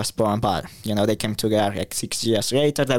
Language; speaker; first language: English; non-native, fluent; Spanish